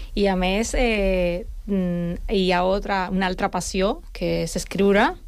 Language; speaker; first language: Catalan; non-native, fluent; Spanish